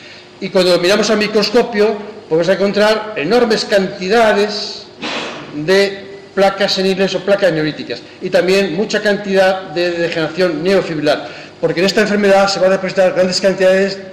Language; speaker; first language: Spanish; native; Spanish